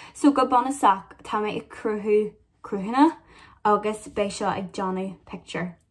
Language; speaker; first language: Irish; non-native, local second language; English